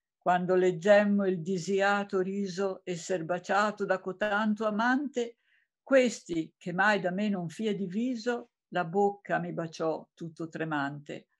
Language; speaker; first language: Italian; native; Italian